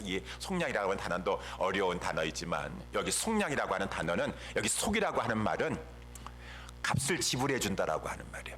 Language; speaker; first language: Korean; native; Korean